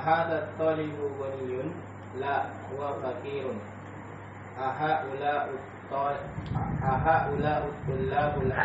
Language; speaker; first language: Arabic; non-native, learner; Indonesian